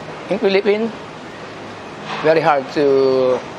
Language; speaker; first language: English; non-native, local second language; Filipino